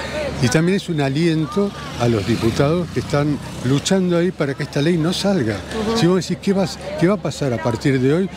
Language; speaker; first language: Spanish; native; Spanish